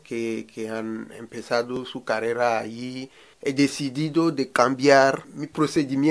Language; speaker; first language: Spanish; non-native, learner; Ewe